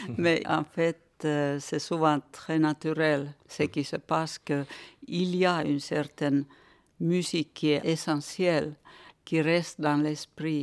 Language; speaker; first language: French; non-native, fluent; Finnish